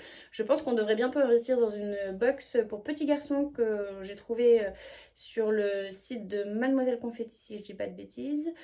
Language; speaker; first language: French; native; French